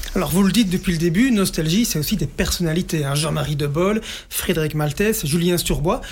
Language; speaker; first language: French; native; French